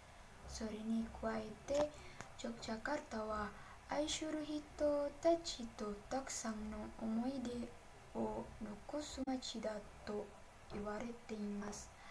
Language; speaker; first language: Japanese; non-native, learner; Indonesian